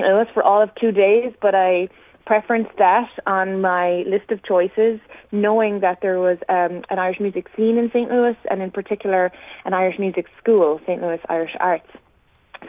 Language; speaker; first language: English; native; English